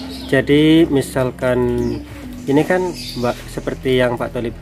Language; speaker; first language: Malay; non-native, local second language; Javanese